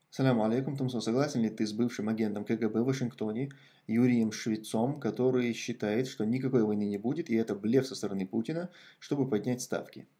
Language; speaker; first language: Russian; non-native, local second language; Chechen